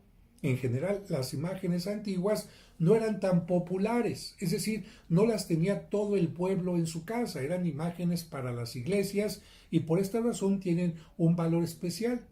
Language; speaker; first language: Spanish; native; Spanish